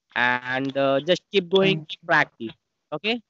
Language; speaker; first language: English; non-native, learner; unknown